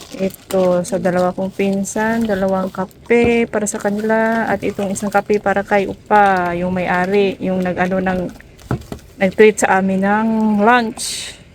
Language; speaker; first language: Filipino; non-native, local second language; Cebuano